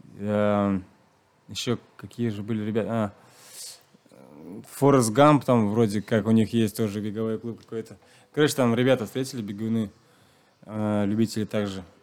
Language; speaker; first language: Russian; non-native, local second language; Chuvash